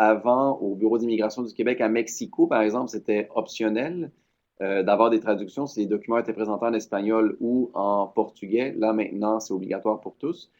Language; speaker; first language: French; native; French